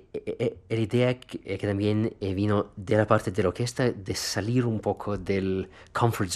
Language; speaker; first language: Spanish; non-native, fluent; Russian